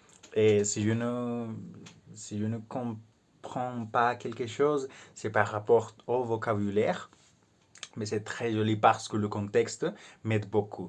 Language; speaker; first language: French; non-native, learner; Spanish